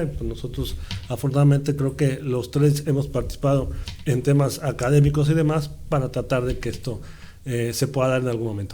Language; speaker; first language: Spanish; native; Spanish